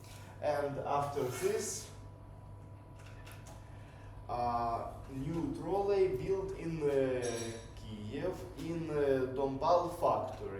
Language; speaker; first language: English; non-native, learner; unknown